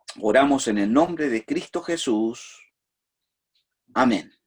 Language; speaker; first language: Spanish; native; Spanish